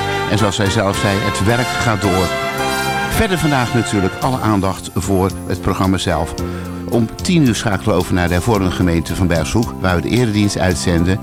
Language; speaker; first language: Dutch; native; Dutch